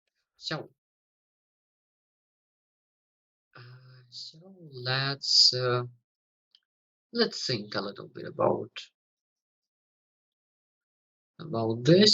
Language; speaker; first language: English; non-native, fluent; Russian